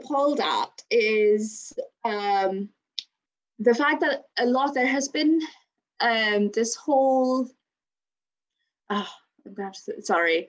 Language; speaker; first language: English; non-native, local second language; Bangla